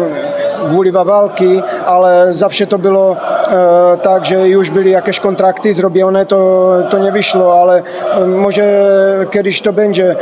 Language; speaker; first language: Polish; non-native, learner; Czech